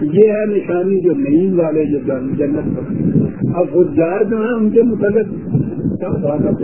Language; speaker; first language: Urdu; non-native, local second language; Punjabi